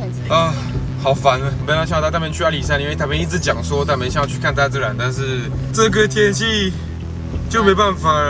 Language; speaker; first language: Chinese; native; Chinese